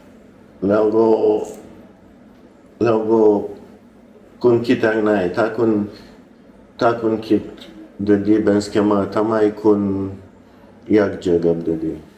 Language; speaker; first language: Thai; non-native, learner; English